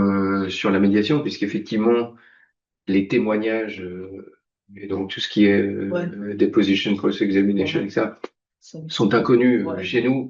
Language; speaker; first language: French; native; French